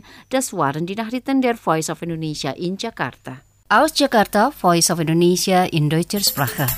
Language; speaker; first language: German; non-native, fluent; Indonesian